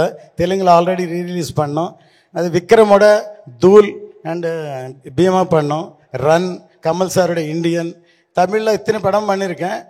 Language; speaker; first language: Tamil; non-native, local second language; Telugu